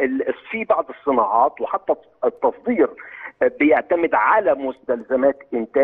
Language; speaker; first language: Arabic; native; Arabic